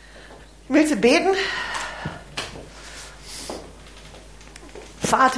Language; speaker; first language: German; non-native, fluent; English